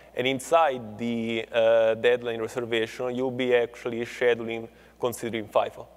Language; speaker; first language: English; non-native, fluent; Italian